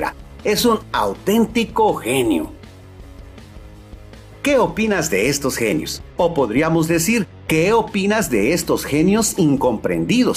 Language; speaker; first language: Spanish; native; Spanish